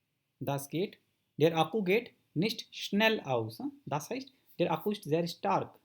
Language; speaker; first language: German; non-native, fluent; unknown